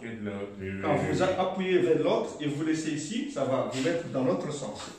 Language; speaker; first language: French; native; French